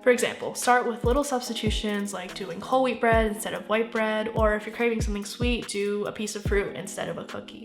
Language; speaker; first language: English; native; English